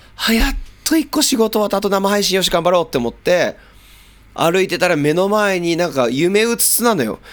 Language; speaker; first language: Japanese; native; Japanese